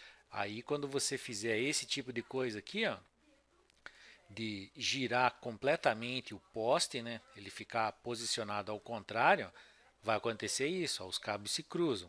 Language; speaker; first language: Portuguese; native; Portuguese